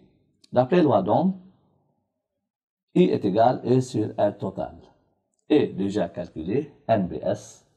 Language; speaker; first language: French; non-native, local second language; Arabic